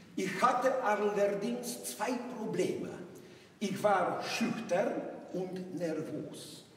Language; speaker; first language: German; non-native, learner; English